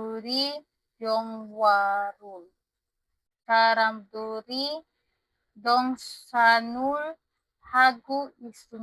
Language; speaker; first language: Korean; non-native, learner; Filipino